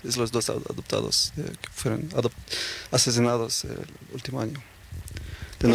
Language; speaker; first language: Spanish; early bilingual, heritage; Norwegian